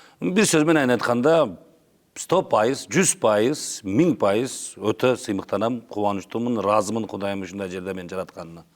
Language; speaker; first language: Kyrgyz; non-native, local second language; Uzbek